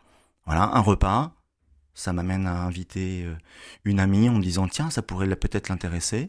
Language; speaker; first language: French; native; French